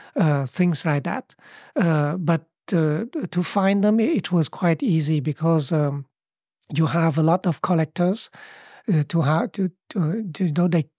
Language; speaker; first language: English; early bilingual, other home language; Vietnamese